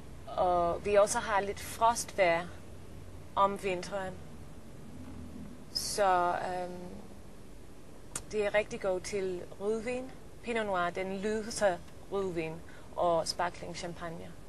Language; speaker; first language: Danish; non-native, learner; English